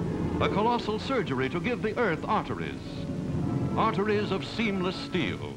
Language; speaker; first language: English; native; English